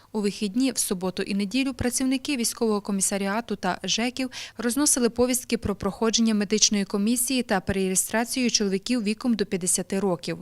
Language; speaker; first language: Ukrainian; native; Ukrainian